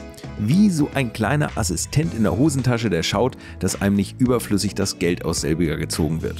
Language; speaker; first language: German; native; German